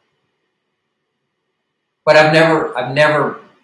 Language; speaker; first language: English; native; English